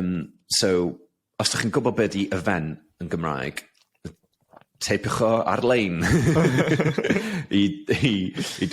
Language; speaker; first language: Welsh; non-native, local second language; English